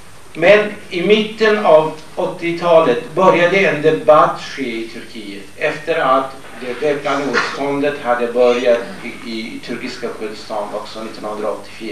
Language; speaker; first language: Swedish; non-native, fluent; Kurdish